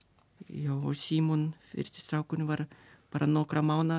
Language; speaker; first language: Icelandic; non-native, learner; Lithuanian